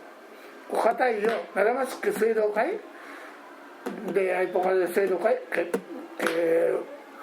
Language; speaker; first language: Spanish; non-native, learner; Japanese